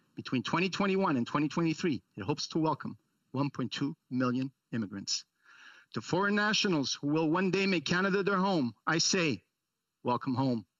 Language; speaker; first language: English; early bilingual, other home language; Italian